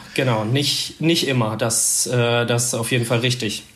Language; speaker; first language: German; native; German